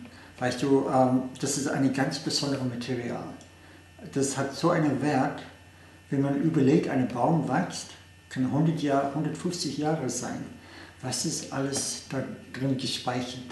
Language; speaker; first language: German; non-native, fluent; English